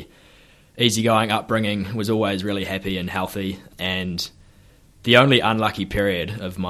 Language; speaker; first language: English; native; English